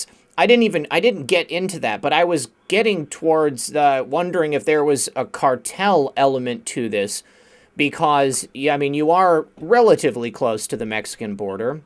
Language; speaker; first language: English; native; English